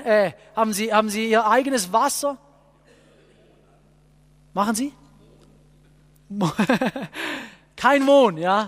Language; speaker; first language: German; non-native, fluent; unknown